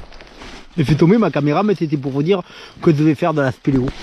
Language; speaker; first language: French; native; French